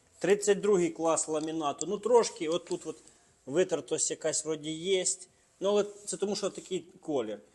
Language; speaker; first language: Ukrainian; non-native, local second language; Russian